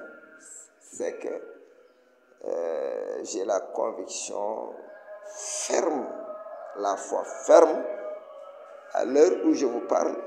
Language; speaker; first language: French; non-native, local second language; Wolof